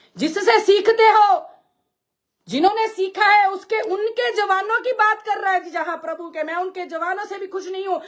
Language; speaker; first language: Hindi; non-native, local second language; Punjabi